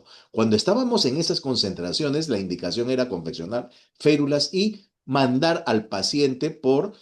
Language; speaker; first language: Spanish; native; Spanish